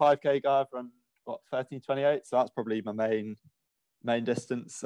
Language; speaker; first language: English; native; English